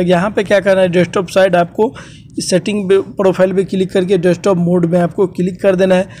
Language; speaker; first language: Hindi; native; Hindi